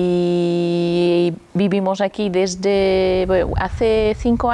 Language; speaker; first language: Spanish; non-native, learner; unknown